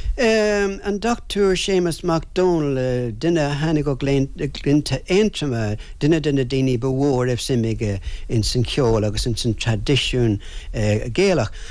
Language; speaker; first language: Irish; non-native, local second language; English